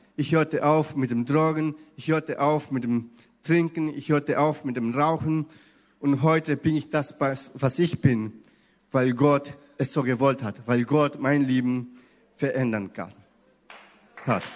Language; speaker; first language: German; non-native, fluent; Spanish